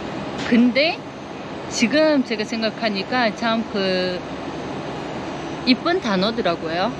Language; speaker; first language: Korean; non-native, fluent; Uzbek